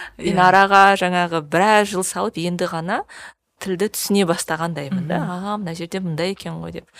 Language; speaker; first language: Kazakh; native; Kazakh